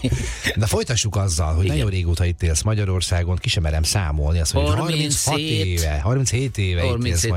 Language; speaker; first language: Hungarian; native; Hungarian